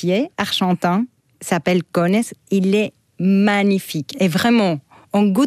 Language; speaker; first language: French; non-native, fluent; Spanish